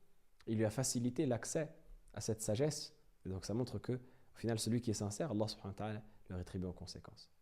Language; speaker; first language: French; native; French